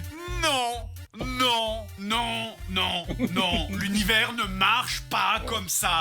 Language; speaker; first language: French; native; French